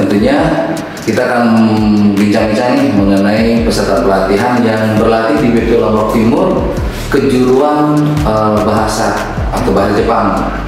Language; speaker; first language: Indonesian; native; Indonesian